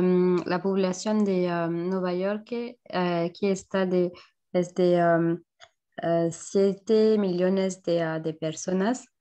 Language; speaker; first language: Spanish; non-native, learner; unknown